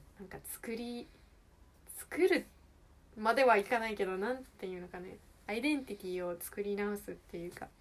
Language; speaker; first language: Japanese; early bilingual, heritage; Japanese